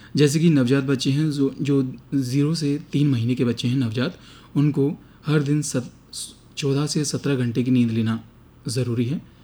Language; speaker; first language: Hindi; native; Hindi